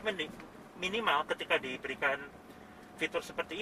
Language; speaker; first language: Indonesian; native; Indonesian